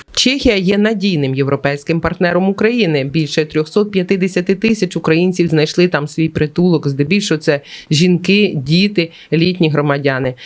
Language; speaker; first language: Ukrainian; native; Ukrainian